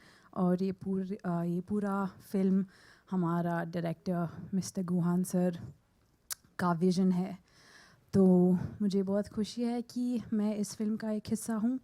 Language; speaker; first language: Hindi; non-native, local second language; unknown